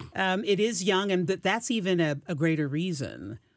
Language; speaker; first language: English; native; English